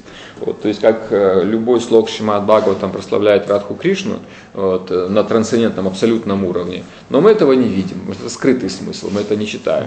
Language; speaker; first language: Russian; native; Russian